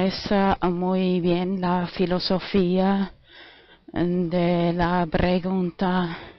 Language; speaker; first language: Spanish; non-native, fluent; German